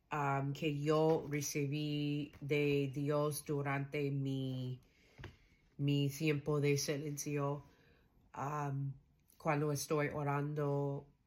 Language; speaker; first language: Spanish; non-native, learner; English